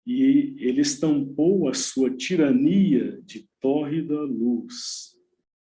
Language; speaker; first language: Portuguese; native; Portuguese